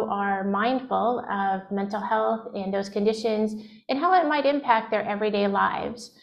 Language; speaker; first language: English; native; English